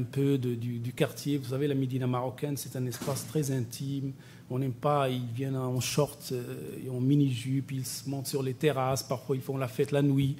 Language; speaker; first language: French; non-native, local second language; Arabic